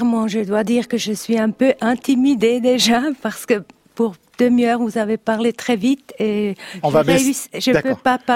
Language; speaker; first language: French; non-native, learner; Italian